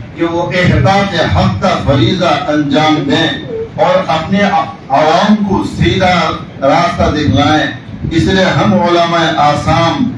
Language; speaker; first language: Urdu; non-native, local second language; Bangla